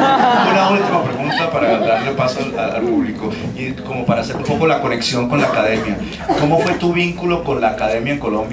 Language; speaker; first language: Spanish; native; Spanish